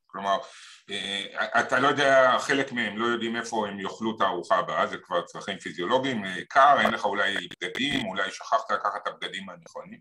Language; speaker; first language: Hebrew; native; Hebrew